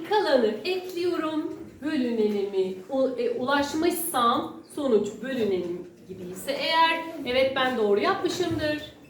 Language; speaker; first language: Turkish; native; Turkish